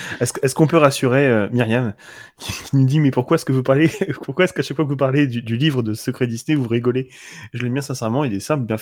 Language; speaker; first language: French; native; French